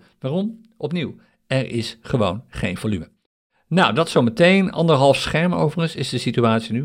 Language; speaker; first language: Dutch; native; Dutch